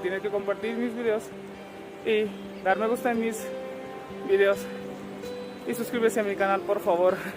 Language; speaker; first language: Spanish; non-native, learner; Hindi